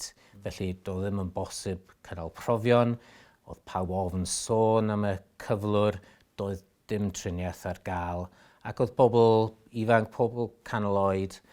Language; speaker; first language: Welsh; native; Welsh